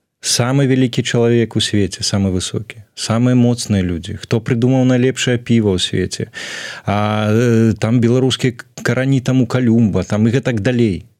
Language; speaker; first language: Belarusian; native; Belarusian